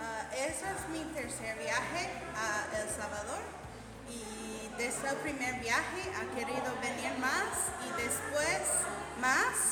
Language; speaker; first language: Spanish; non-native, learner; English